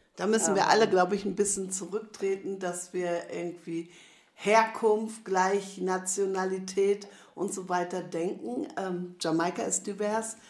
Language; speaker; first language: German; native; German